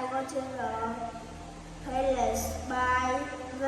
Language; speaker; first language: English; non-native, learner; Vietnamese